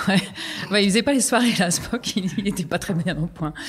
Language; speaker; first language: French; native; French